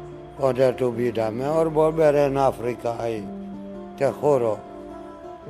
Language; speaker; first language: Spanish; non-native, learner; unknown